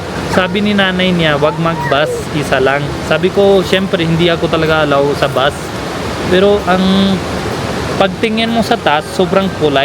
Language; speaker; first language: Filipino; non-native, learner; Punjabi